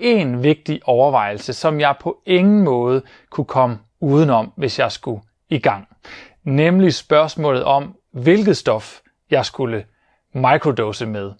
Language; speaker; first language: Danish; native; Danish